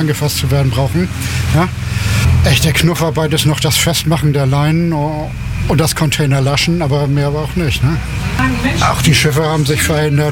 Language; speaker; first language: German; native; German